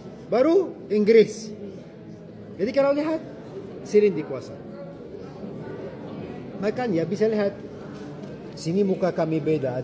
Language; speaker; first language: Indonesian; non-native, fluent; Arabic